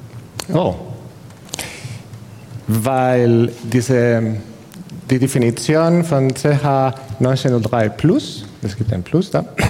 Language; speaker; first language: German; non-native, fluent; Spanish